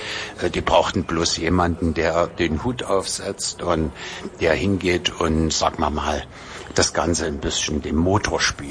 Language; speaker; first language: German; native; German